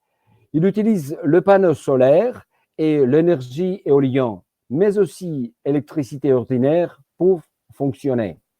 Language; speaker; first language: French; non-native, fluent; Georgian